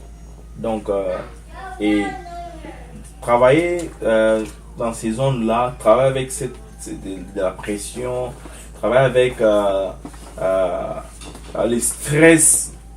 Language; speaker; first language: French; non-native, local second language; Lingala